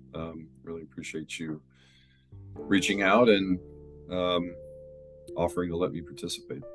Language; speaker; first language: English; non-native, fluent; Chinese